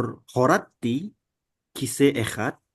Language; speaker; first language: Hebrew; non-native, learner; Indonesian